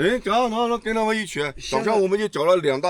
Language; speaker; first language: Chinese; native; Chinese